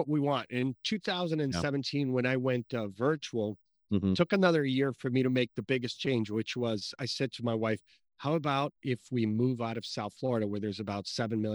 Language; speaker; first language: English; early bilingual, other home language; Portuguese